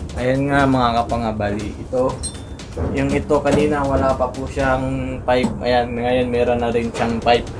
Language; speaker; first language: Filipino; native; Filipino